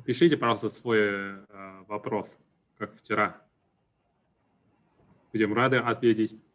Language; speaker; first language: Russian; non-native, fluent; Chinese